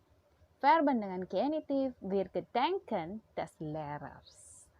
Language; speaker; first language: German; non-native, fluent; Indonesian